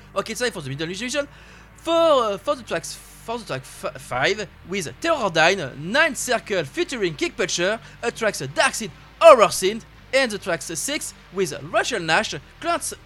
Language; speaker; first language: English; non-native, learner; French